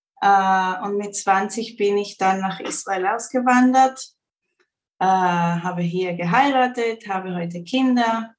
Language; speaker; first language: German; early bilingual, heritage; Spanish